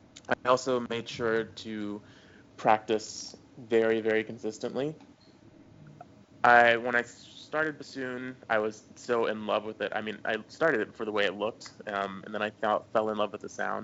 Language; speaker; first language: English; native; English